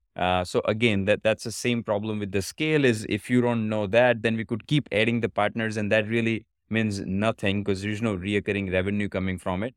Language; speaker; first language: English; non-native, local second language; Gujarati